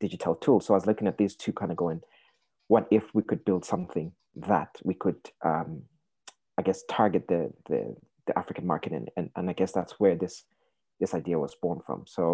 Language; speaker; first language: English; non-native, local second language; Shona